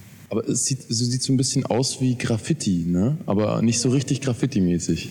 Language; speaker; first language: German; native; German